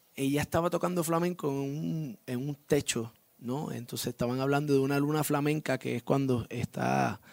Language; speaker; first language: Spanish; native; Spanish